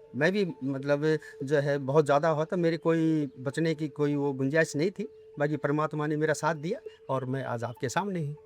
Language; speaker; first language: Hindi; native; Hindi